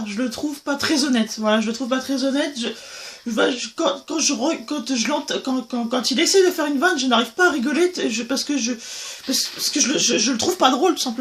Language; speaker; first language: French; native; French